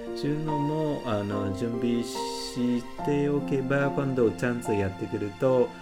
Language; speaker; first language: Japanese; non-native, fluent; Vietnamese